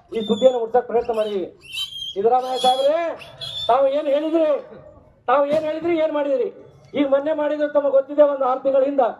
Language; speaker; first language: Kannada; non-native, local second language; Lambadi